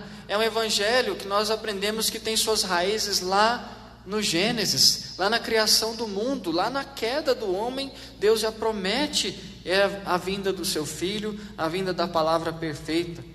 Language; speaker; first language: Portuguese; native; Portuguese